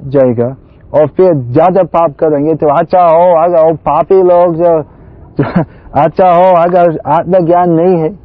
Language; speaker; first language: Hindi; non-native, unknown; English